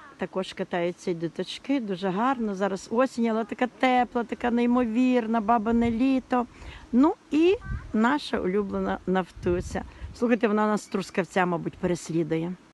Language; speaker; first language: Ukrainian; native; Ukrainian